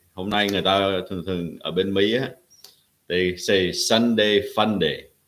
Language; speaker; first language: Vietnamese; early bilingual, heritage; Vietnamese